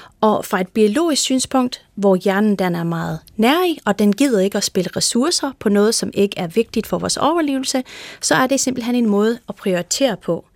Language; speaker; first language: Danish; non-native, fluent; English